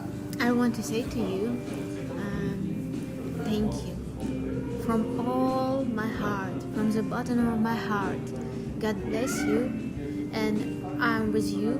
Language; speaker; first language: English; non-native, learner; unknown